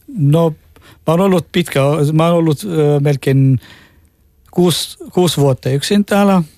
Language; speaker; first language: Finnish; non-native, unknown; Arabic